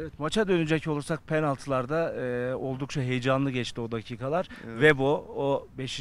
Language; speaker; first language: Turkish; native; Turkish